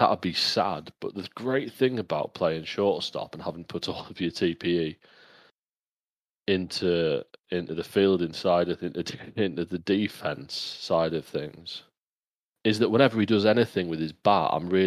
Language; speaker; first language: English; native; English